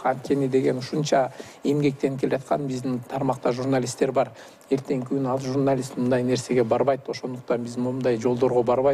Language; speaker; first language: Kyrgyz; native; Kyrgyz